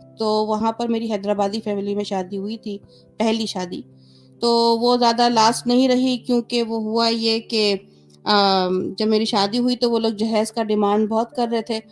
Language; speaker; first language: Urdu; native; Urdu